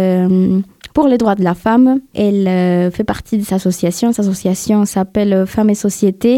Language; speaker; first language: French; non-native, fluent; Spanish